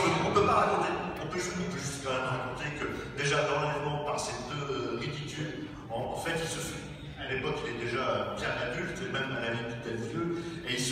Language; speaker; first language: French; native; French